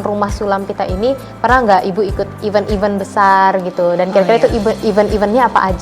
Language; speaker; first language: Indonesian; native; Indonesian